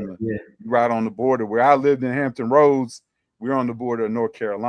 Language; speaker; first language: English; native; English